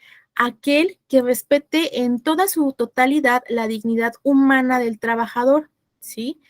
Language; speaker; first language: Spanish; native; Spanish